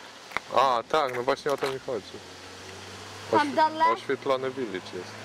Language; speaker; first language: Polish; native; Polish